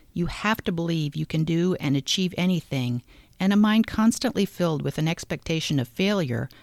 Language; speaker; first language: English; native; English